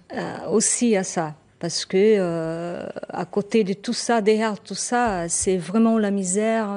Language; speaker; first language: French; non-native, fluent; Portuguese